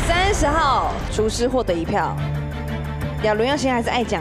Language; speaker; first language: Chinese; native; Chinese